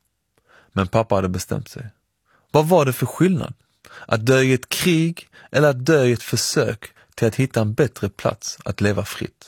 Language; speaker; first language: Swedish; early bilingual, other home language; Persian